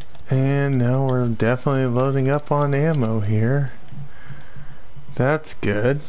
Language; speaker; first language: English; native; English